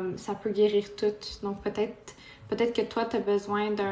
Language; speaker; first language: French; non-native, local second language; Portuguese